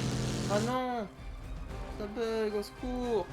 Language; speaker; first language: French; native; French